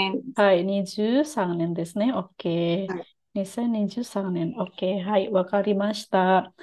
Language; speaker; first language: Japanese; non-native, fluent; Indonesian